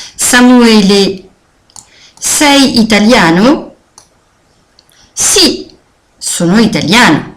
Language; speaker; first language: Italian; non-native, fluent; French